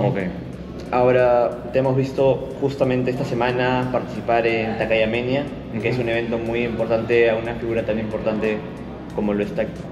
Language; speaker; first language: Spanish; native; Spanish